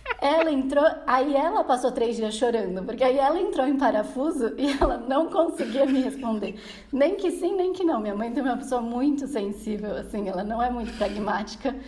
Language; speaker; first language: Portuguese; native; Portuguese